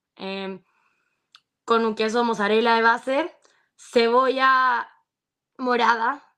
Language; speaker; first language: Spanish; native; Spanish